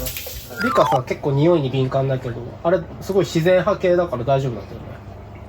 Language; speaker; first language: Japanese; native; Japanese